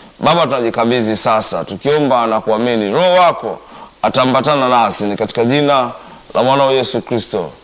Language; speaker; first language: Swahili; native; Swahili